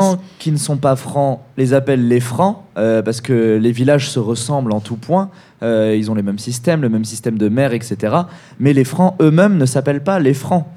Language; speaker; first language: French; native; French